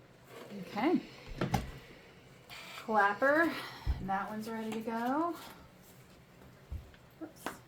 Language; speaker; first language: English; native; English